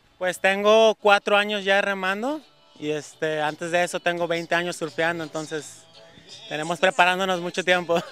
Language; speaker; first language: Spanish; native; Spanish